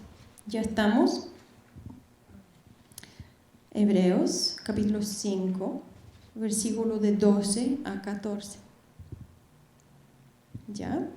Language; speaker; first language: Spanish; non-native, fluent; Bulgarian